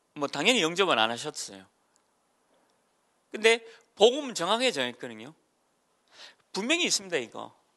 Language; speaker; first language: Korean; native; Korean